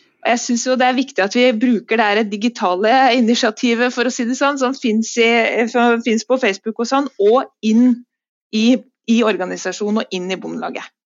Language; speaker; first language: Norwegian; native; Norwegian